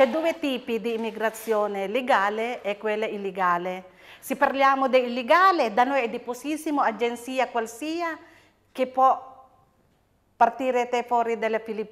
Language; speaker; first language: Italian; non-native, fluent; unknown